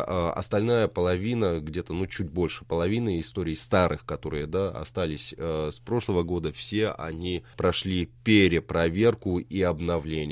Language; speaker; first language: Russian; native; Russian